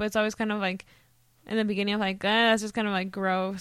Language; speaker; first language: English; early bilingual, other home language; Spanish